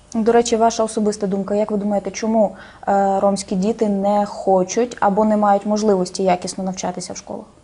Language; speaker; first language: Ukrainian; native; Ukrainian